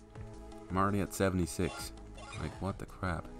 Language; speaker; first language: English; native; English